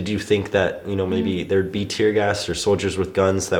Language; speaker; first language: English; native; English